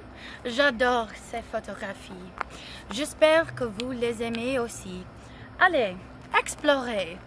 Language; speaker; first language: French; non-native, learner; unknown